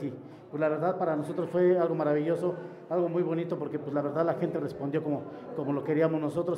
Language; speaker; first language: Spanish; native; Spanish